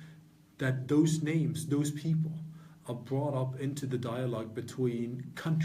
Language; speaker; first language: English; non-native, fluent; Norwegian